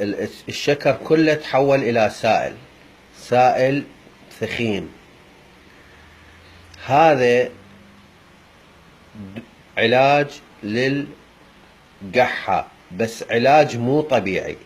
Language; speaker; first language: Arabic; native; Arabic